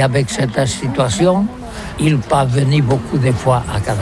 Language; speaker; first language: French; non-native, learner; Catalan